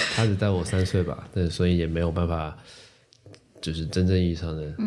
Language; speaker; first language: Chinese; non-native, local second language; Min Nan Chinese